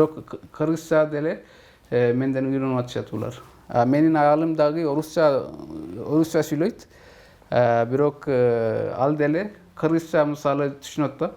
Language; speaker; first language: Kyrgyz; non-native, fluent; Urdu